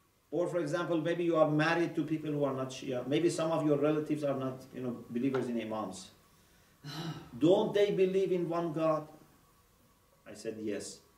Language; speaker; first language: English; non-native, fluent; Persian